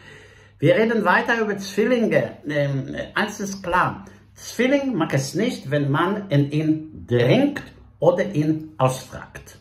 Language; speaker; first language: German; non-native, fluent; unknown